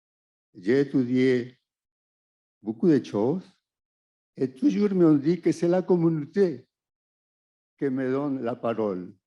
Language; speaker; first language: French; non-native, fluent; Spanish